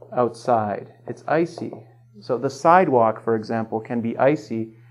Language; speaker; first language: English; native; English